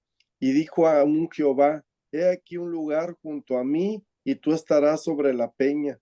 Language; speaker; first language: Spanish; native; Spanish